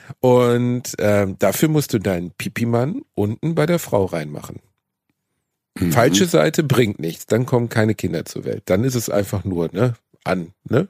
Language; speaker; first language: German; native; German